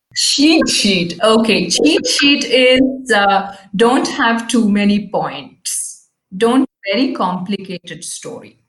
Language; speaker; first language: English; non-native, local second language; Kannada